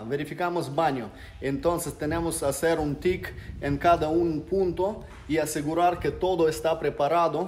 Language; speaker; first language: Spanish; non-native, fluent; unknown